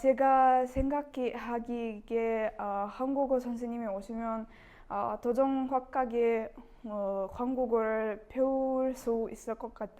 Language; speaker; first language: Korean; non-native, learner; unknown